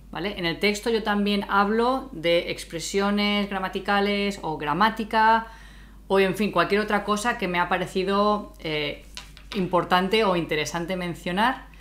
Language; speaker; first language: Spanish; native; Spanish